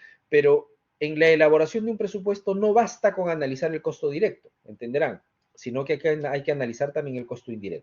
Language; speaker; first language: Spanish; native; Spanish